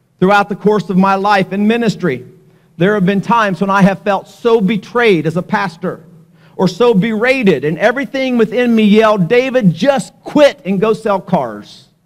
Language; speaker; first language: English; native; English